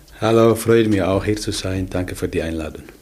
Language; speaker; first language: German; non-native, learner; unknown